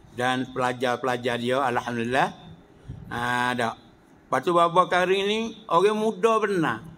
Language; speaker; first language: Malay; native; Malay